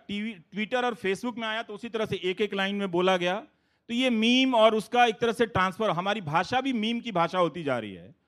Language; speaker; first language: Hindi; native; Hindi